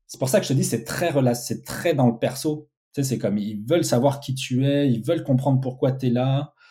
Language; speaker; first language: French; early bilingual, other home language; Portuguese